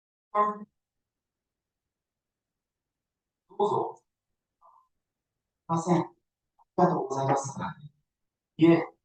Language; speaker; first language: Japanese; non-native, learner; Indonesian